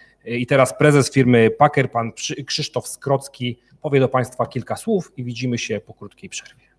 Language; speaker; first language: Polish; native; Polish